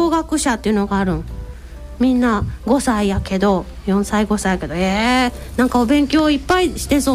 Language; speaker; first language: Japanese; native; Japanese